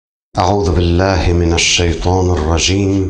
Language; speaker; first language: Arabic; native; Arabic